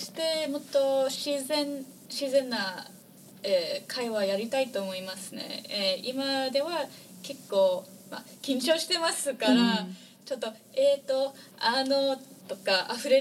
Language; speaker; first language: Japanese; non-native, fluent; English